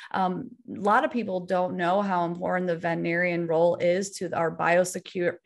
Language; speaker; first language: English; native; English